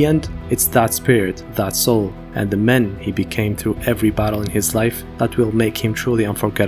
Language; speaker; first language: English; native; English